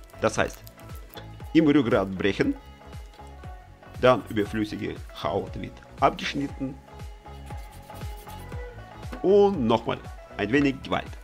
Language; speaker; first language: German; non-native, learner; Russian